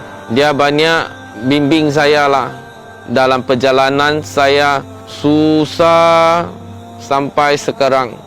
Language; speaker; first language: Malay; non-native, local second language; Chinese